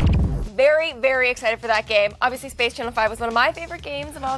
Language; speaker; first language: English; native; English